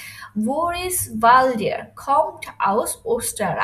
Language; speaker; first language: German; non-native, fluent; Bangla